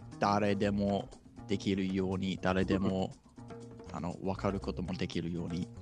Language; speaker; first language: Japanese; non-native, fluent; English